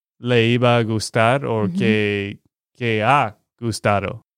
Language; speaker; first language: Spanish; non-native, fluent; English